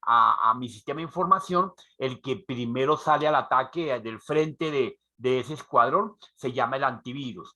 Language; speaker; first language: Spanish; native; Spanish